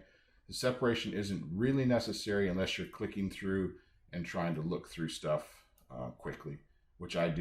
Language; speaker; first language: English; native; English